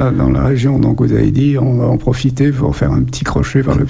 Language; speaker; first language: French; native; French